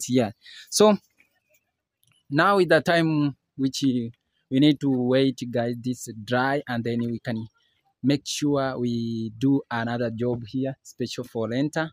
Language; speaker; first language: English; non-native, learner; Swahili